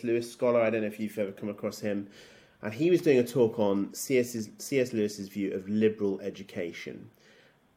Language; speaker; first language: English; native; English